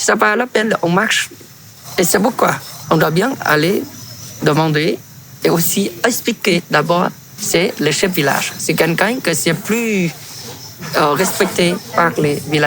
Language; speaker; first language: French; non-native, fluent; Vietnamese